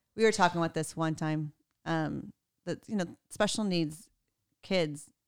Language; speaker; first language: English; native; English